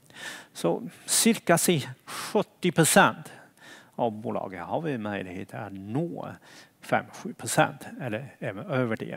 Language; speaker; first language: Swedish; non-native, fluent; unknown